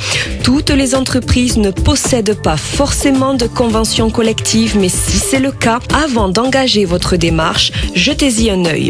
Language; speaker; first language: French; native; French